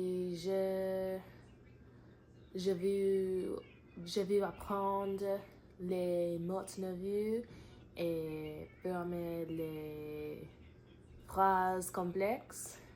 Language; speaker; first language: French; non-native, learner; English